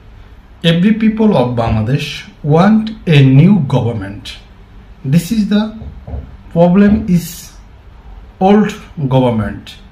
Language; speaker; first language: English; non-native, learner; Bangla